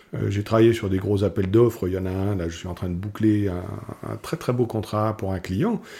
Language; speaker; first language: French; native; French